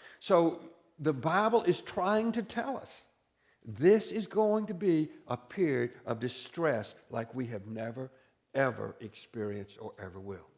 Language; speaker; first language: English; native; English